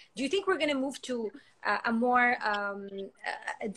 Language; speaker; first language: English; non-native, fluent; Arabic